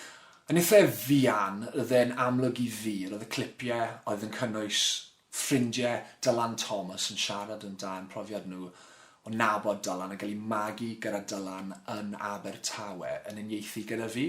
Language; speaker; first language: Welsh; non-native, local second language; English